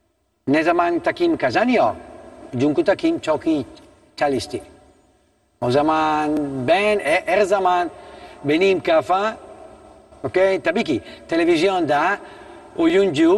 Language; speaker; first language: Turkish; non-native, learner; Italian